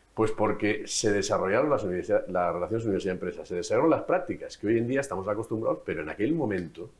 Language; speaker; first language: Spanish; native; Spanish